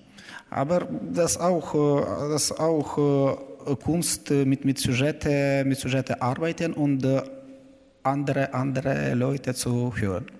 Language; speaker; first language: German; non-native, learner; Ukrainian